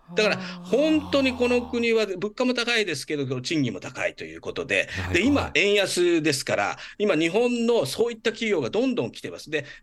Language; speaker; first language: Japanese; native; Japanese